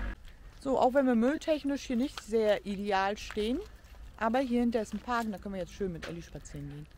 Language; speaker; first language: German; native; German